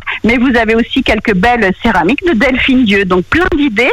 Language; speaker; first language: French; native; French